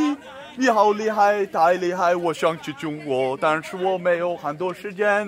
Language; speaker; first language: Chinese; non-native, learner; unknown